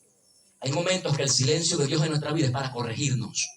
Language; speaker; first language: Spanish; native; Spanish